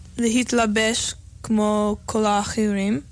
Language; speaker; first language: Hebrew; non-native, learner; English